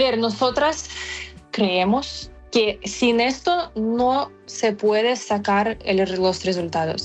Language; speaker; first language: Spanish; non-native, fluent; Ukrainian